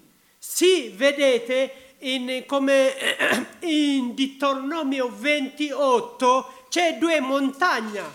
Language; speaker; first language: Italian; non-native, learner; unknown